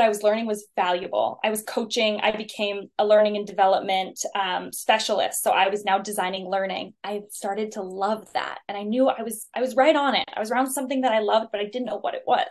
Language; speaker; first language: English; native; English